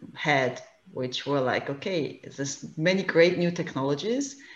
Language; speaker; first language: English; non-native, fluent; German